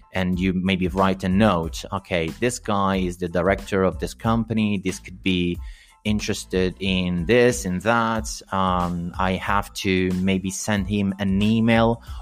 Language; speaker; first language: English; non-native, fluent; Italian